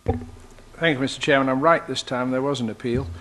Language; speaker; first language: English; native; English